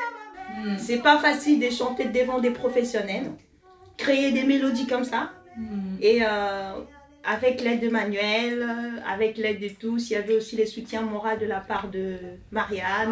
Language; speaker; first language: French; non-native, local second language; Lingala